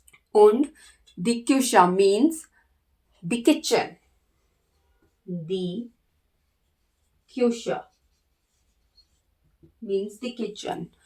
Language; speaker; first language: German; non-native, learner; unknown